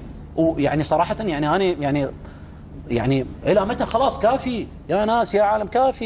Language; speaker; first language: Arabic; native; Arabic